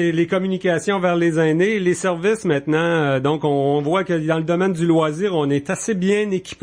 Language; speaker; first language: French; native; French